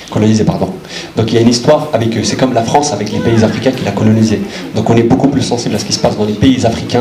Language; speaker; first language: French; native; French